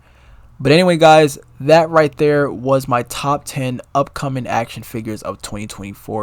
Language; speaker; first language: English; native; English